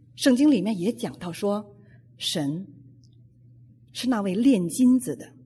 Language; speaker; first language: Chinese; native; Chinese